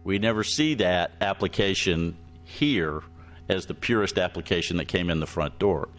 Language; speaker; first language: English; native; English